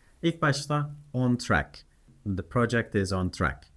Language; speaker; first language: English; non-native, fluent; Turkish